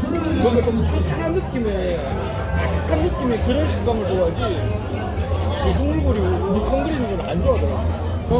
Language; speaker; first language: Korean; native; Korean